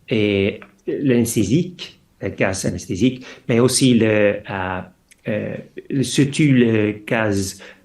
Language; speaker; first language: French; non-native, fluent; English